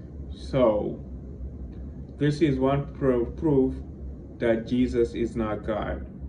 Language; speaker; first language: English; non-native, fluent; Wolof